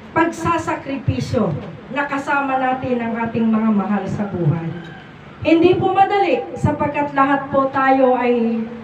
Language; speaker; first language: Filipino; native; Filipino